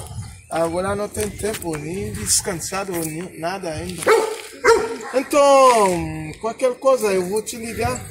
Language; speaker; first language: Portuguese; non-native, learner; Haitian Creole